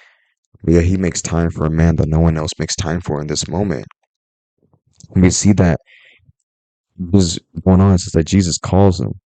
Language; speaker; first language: English; native; English